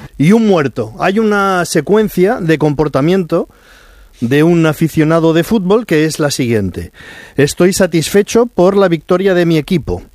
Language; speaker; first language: Spanish; native; Spanish